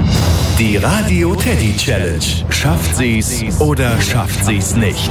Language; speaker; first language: German; native; German